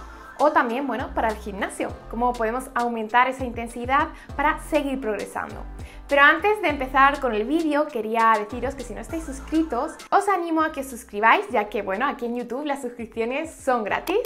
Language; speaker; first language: Spanish; native; Spanish